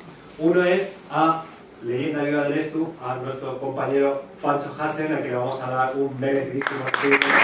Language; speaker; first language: Spanish; native; Spanish